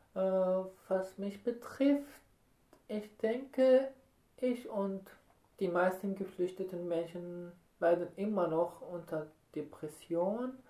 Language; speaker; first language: German; non-native, fluent; Arabic